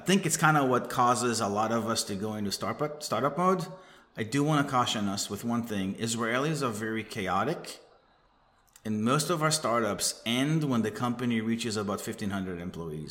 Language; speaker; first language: English; non-native, fluent; Hebrew